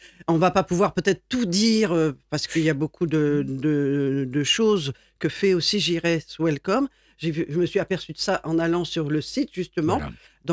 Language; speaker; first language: French; native; French